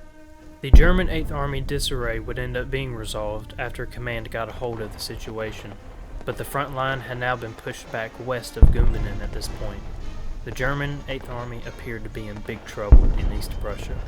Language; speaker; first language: English; native; English